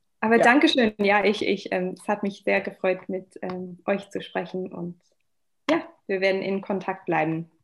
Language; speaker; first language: German; non-native, fluent; English